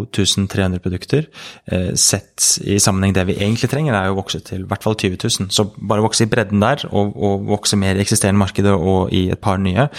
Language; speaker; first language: Norwegian; native; Norwegian